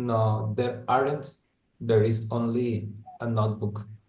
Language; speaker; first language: English; non-native, learner; Spanish